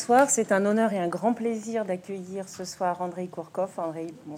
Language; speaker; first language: French; native; French